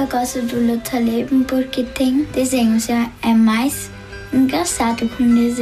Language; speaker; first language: Portuguese; early bilingual, heritage; Portuguese